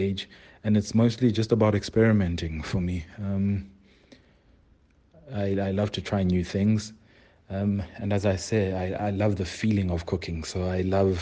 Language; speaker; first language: English; non-native, local second language; Xhosa